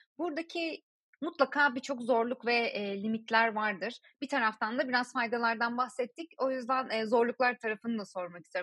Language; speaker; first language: Turkish; native; Turkish